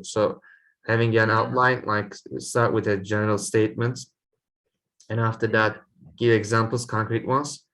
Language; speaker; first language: English; non-native, fluent; Turkish